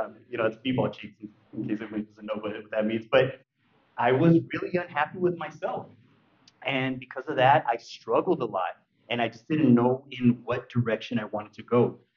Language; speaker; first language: English; early bilingual, other home language; Spanish